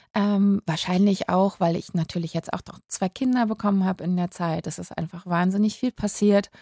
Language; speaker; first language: German; native; German